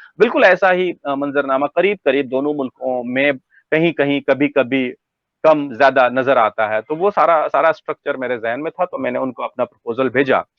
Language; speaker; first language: Urdu; native; Urdu